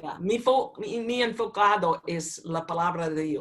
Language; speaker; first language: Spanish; non-native, learner; English